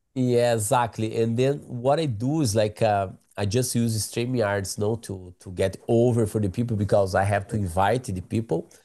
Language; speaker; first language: English; non-native, learner; Portuguese